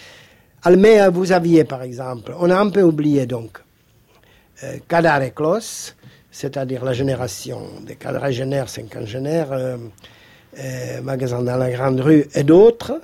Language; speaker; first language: French; non-native, fluent; Czech